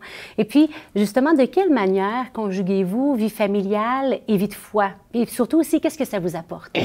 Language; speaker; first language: French; native; French